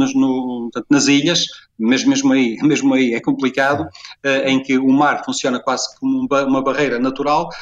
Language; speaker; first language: Portuguese; native; Portuguese